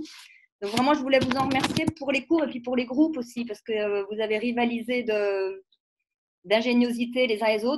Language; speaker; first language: French; native; French